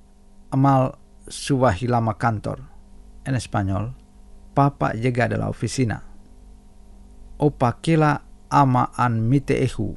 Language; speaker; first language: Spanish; non-native, fluent; Indonesian